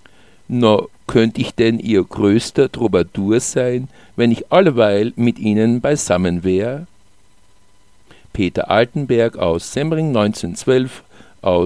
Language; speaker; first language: German; native; German